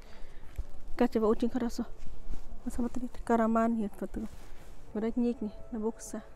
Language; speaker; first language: Russian; non-native, learner; Tajik